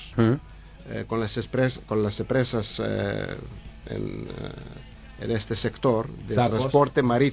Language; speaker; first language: Spanish; non-native, learner; Greek